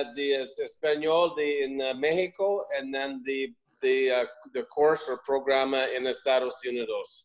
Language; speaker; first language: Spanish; non-native, learner; English